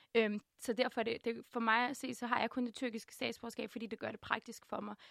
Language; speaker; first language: Danish; early bilingual, other home language; Turkish